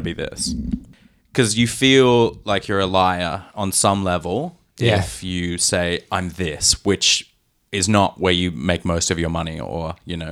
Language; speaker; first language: English; native; English